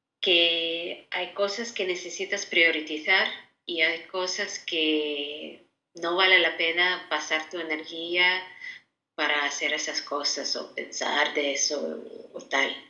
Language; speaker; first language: Spanish; non-native, fluent; Ukrainian